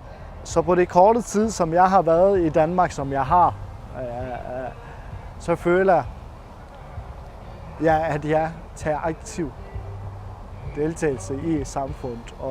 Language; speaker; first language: Danish; non-native, fluent; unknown